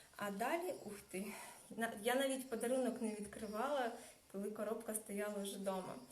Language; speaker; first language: Ukrainian; non-native, local second language; Russian